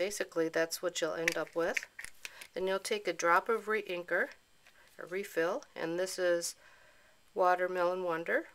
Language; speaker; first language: English; native; English